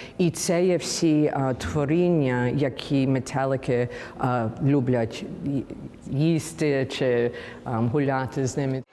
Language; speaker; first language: Ukrainian; early bilingual, heritage; English